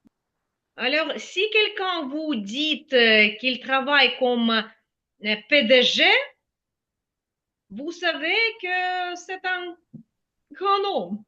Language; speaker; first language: French; non-native, fluent; Ukrainian